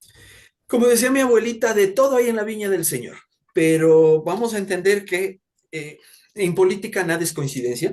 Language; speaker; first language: Spanish; native; Spanish